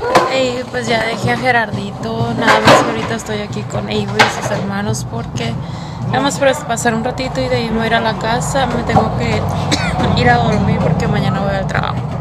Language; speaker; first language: Spanish; native; Spanish